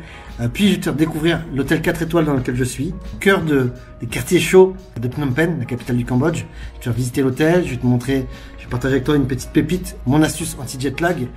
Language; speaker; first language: French; native; French